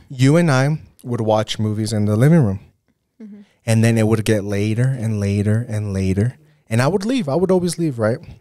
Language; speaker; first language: English; early bilingual, other home language; Spanish